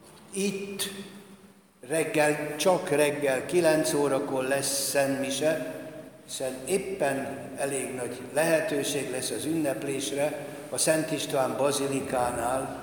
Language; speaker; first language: Hungarian; native; Hungarian